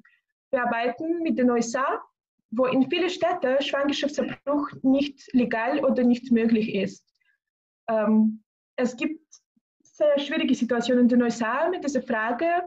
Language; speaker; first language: German; non-native, fluent; Russian